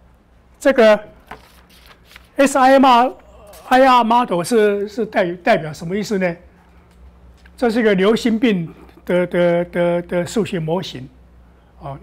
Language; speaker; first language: Chinese; native; Chinese